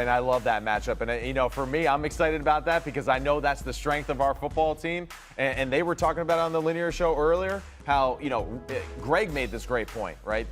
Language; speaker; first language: English; native; English